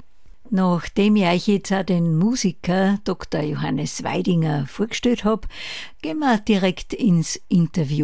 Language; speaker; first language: German; native; German